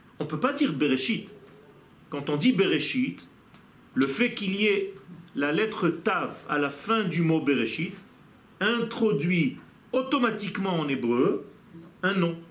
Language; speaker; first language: French; non-native, fluent; Hebrew